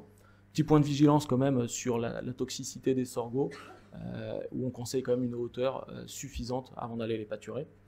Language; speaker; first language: French; native; French